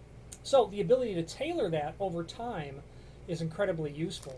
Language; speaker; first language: English; native; English